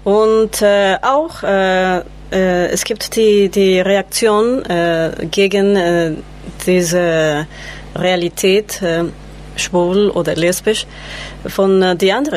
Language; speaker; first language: German; non-native, learner; Spanish